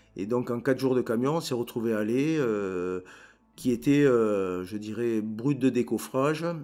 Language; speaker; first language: French; native; French